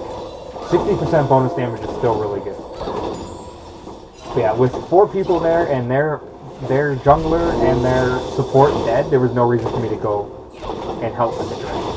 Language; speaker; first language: English; native; English